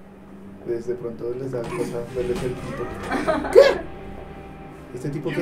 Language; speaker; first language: Spanish; native; Spanish